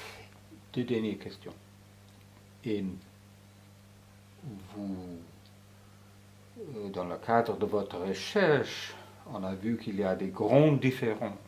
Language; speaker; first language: French; non-native, fluent; English